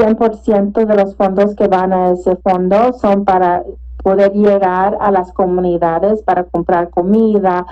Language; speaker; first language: Spanish; early bilingual, heritage; Spanish